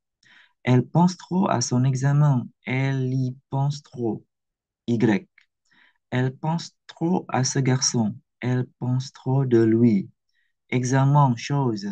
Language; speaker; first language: French; non-native, fluent; Indonesian